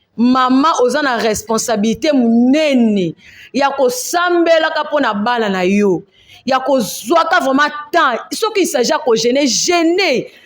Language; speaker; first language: Lingala; non-native, local second language; Swahili